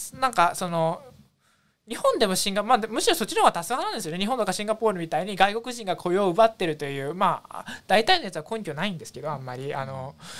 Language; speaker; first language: Japanese; native; Japanese